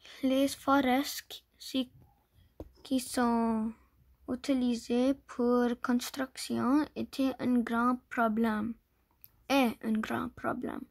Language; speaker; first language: French; non-native, learner; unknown